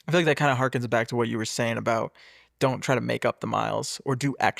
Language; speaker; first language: English; native; English